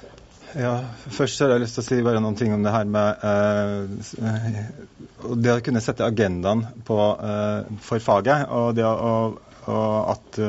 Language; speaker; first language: Norwegian; native; Norwegian